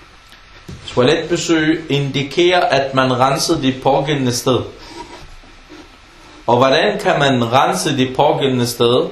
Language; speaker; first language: Danish; non-native, fluent; Arabic